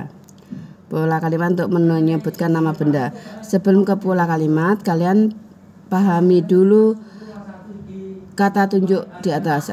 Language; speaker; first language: Indonesian; native; Indonesian